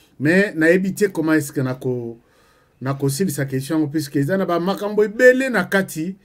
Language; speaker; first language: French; non-native, local second language; Lingala